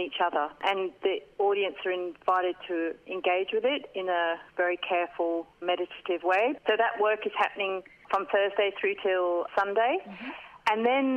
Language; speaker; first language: English; native; English